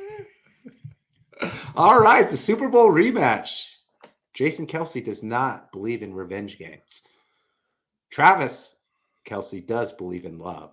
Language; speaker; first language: English; native; English